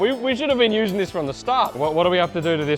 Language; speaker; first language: English; native; English